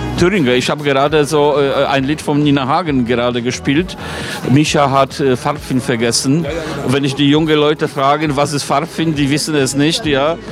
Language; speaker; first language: German; non-native, fluent; Polish